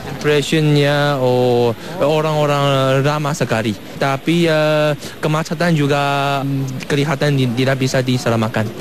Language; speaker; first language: Indonesian; non-native, learner; Chinese